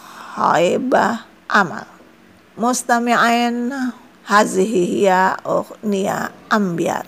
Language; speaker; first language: Arabic; non-native, fluent; Indonesian